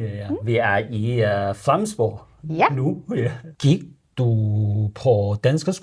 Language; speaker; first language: Danish; non-native, learner; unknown